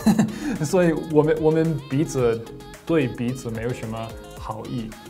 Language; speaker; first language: Chinese; non-native, fluent; English